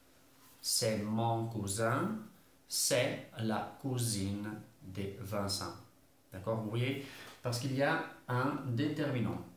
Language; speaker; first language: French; non-native, fluent; Italian